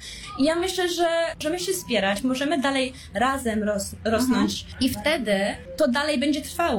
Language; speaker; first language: Polish; early bilingual, heritage; Polish